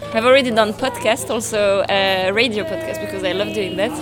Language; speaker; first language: English; non-native, fluent; French